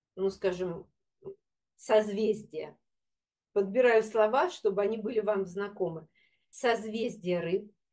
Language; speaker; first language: Russian; native; Russian